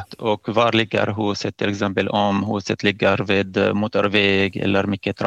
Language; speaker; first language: Swedish; non-native, fluent; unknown